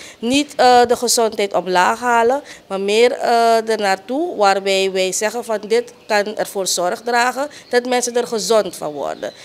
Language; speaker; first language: Dutch; native; Dutch